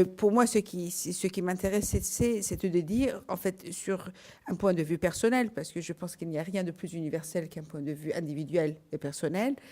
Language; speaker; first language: French; non-native, fluent; Persian